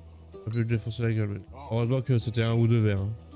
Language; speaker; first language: French; native; French